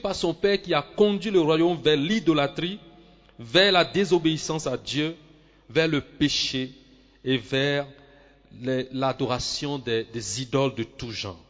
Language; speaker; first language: French; non-native, local second language; Swahili